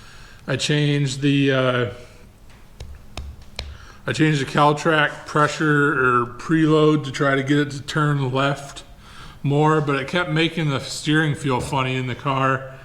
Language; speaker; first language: English; native; English